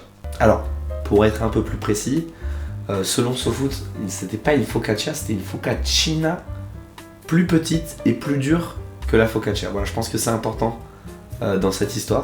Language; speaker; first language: French; native; French